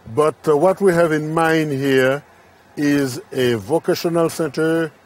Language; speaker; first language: English; non-native, fluent; Haitian Creole